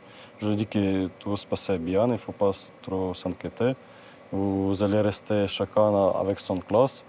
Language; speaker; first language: French; non-native, learner; Ukrainian